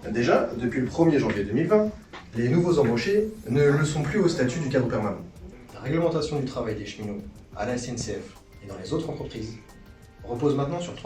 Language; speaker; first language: French; native; French